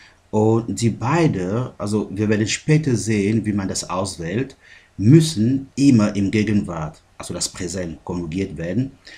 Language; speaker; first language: German; non-native, fluent; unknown